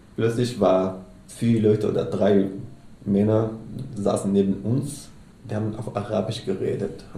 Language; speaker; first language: German; non-native, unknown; Arabic